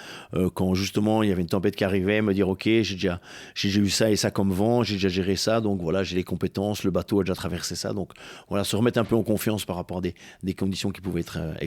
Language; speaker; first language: French; native; French